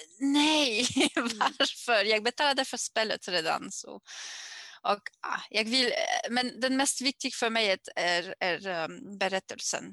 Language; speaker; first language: Swedish; non-native, learner; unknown